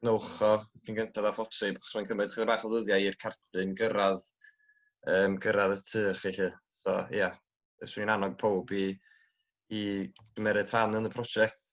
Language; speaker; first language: Welsh; native; Welsh